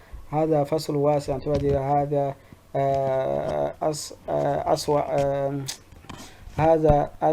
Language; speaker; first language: Arabic; non-native, fluent; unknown